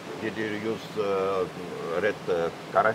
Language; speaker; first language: English; non-native, learner; Russian